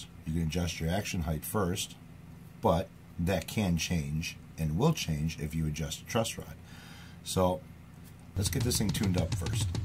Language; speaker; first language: English; native; English